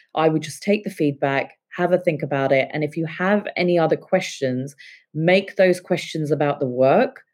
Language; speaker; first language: English; native; English